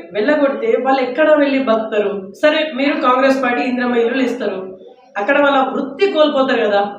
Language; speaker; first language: Telugu; native; Telugu